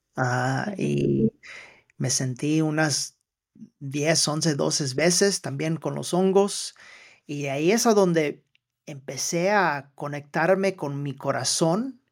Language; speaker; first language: Spanish; early bilingual, heritage; Spanish